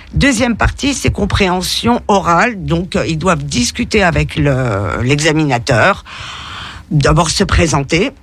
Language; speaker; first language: French; native; French